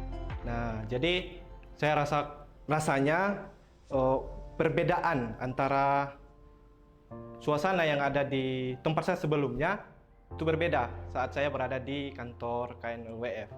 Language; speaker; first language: Indonesian; non-native, local second language; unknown